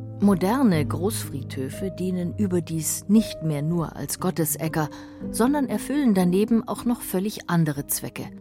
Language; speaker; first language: German; native; German